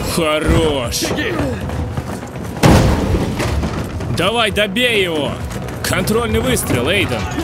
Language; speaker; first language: Russian; native; Russian